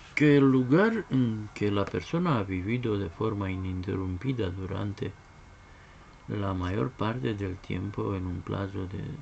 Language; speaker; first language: Spanish; non-native, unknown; Romanian